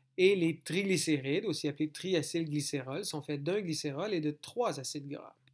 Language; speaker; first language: French; native; French